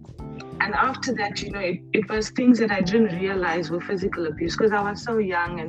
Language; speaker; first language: English; native; English